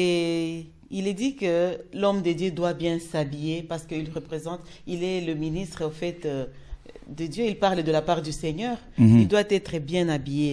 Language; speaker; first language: French; non-native, local second language; Lingala